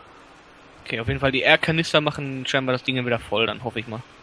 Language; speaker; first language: German; native; German